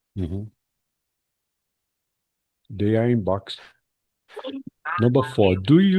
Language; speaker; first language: English; non-native, fluent; Portuguese